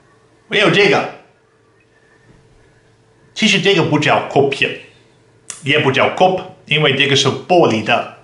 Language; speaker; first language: Chinese; non-native, fluent; Dutch